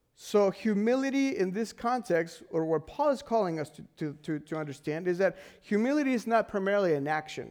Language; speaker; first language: English; non-native, fluent; Spanish